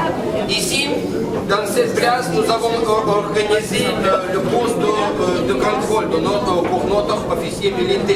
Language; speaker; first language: French; non-native, learner; Russian